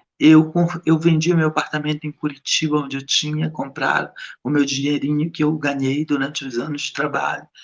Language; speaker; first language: Portuguese; native; Portuguese